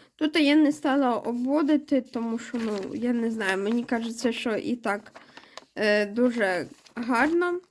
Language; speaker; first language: Ukrainian; non-native, local second language; Russian